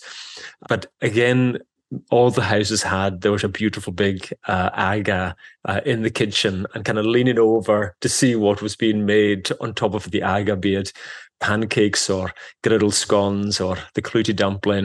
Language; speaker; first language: English; non-native, local second language; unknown